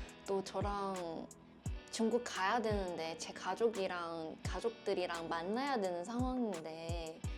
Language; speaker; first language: Korean; non-native, fluent; Chinese